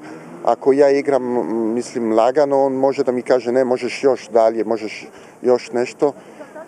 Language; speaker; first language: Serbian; non-native, fluent; French